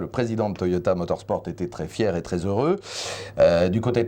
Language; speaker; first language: French; native; French